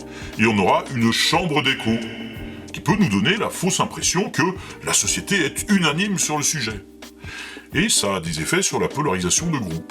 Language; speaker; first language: French; native; French